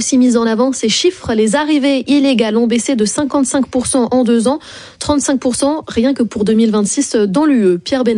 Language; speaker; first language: French; native; French